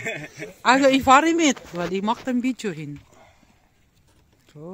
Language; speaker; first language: German; non-native, learner; Filipino